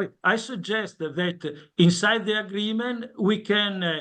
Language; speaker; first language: English; non-native, learner; Italian